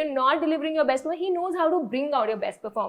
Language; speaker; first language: English; non-native, local second language; Hindi